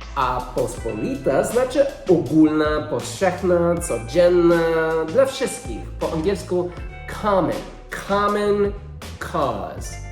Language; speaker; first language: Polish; non-native, fluent; English